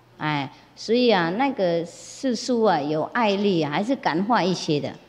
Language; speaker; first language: Chinese; non-native, fluent; Vietnamese